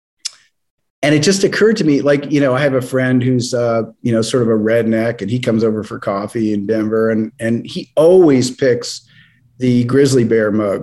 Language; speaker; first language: English; native; English